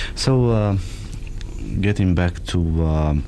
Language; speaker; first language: English; non-native, fluent; Romanian